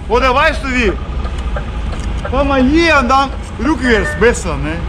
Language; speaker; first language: German; non-native, learner; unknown